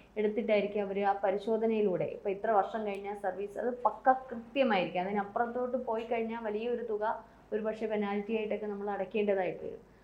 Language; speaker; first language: Malayalam; native; Malayalam